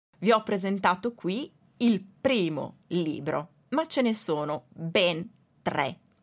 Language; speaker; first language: Italian; native; Italian